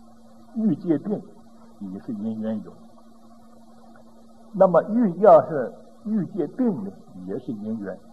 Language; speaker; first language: Chinese; native; Chinese